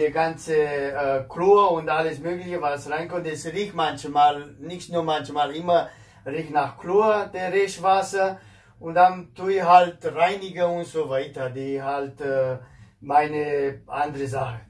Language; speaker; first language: German; non-native, fluent; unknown